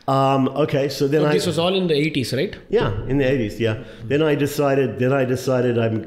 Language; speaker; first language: English; native; English